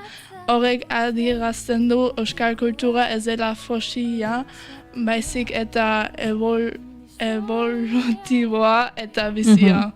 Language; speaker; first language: Basque; early bilingual, heritage; Basque